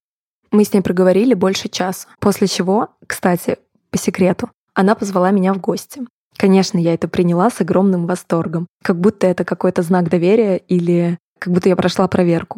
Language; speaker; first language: Russian; native; Russian